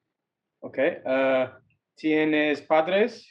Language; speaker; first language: Spanish; non-native, learner; English